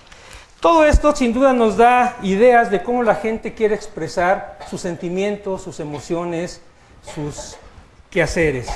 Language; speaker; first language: Spanish; native; Spanish